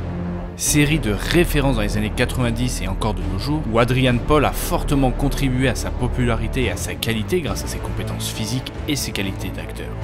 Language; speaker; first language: French; native; French